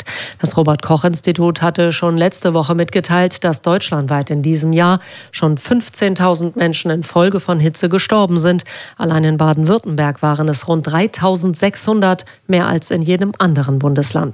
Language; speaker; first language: German; native; German